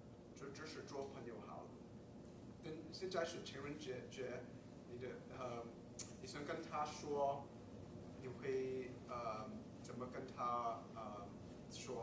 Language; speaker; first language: Chinese; early bilingual, heritage; Chinese